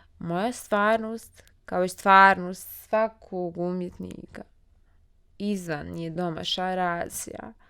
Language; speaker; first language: Bosnian; native; Bosnian